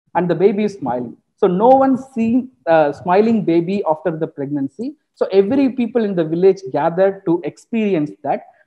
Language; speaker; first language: English; non-native, local second language; Tamil